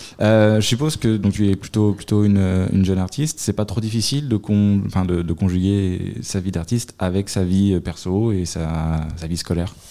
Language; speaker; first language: French; native; French